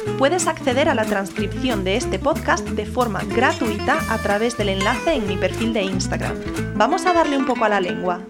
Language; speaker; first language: Spanish; native; Spanish